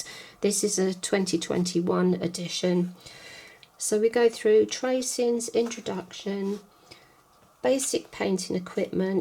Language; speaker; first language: English; native; English